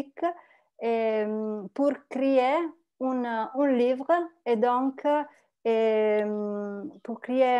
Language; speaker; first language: French; non-native, learner; Italian